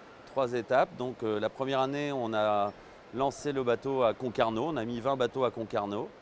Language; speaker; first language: French; native; French